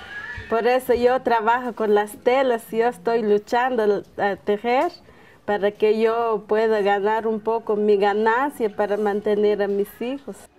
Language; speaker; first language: Spanish; non-native, local second language; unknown